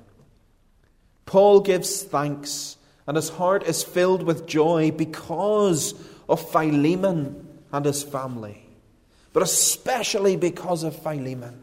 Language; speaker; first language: English; native; English